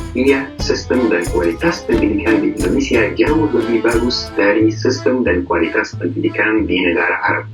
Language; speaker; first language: Indonesian; non-native, fluent; Arabic